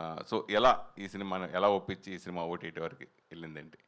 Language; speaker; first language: Telugu; native; Telugu